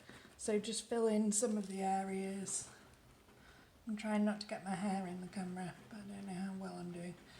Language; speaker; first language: English; native; English